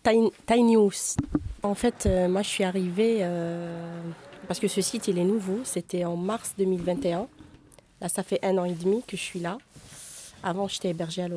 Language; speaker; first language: French; non-native, local second language; Arabic